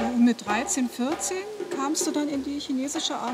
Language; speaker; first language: German; native; German